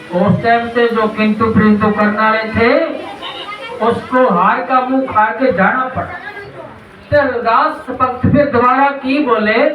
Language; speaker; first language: Hindi; non-native, local second language; Punjabi